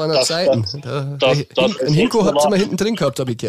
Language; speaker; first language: German; native; German